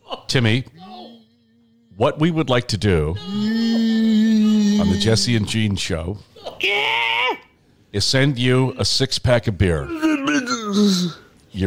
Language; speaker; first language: English; native; English